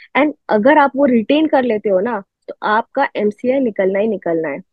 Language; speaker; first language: Hindi; non-native, local second language; Gujarati